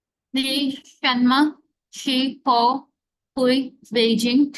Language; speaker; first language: Chinese; non-native, learner; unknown